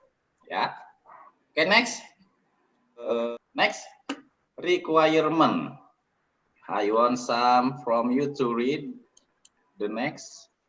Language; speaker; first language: English; non-native, learner; Indonesian